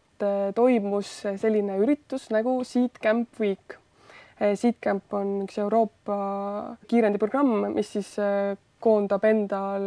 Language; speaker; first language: Estonian; native; Estonian